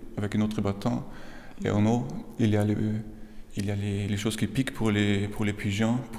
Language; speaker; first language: French; non-native, fluent; German